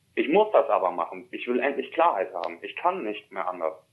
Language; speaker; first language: German; native; German